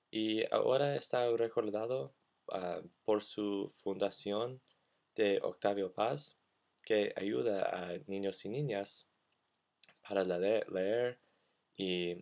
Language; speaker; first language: Spanish; non-native, learner; English